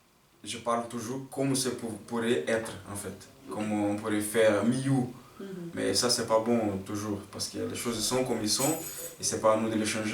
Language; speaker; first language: French; non-native, fluent; Portuguese